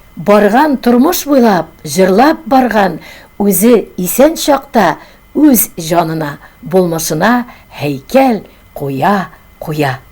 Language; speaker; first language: Tatar; native; Tatar